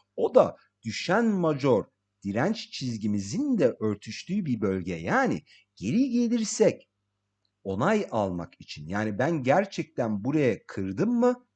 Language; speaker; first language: Turkish; early bilingual, heritage; English